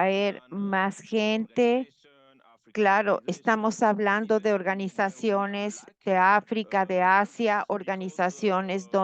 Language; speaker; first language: Spanish; non-native, fluent; Portuguese